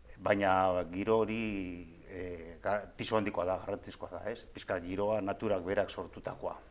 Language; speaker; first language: Basque; native; Basque